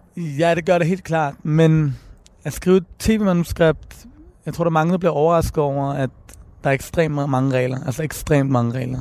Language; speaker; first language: Danish; early bilingual, other home language; Persian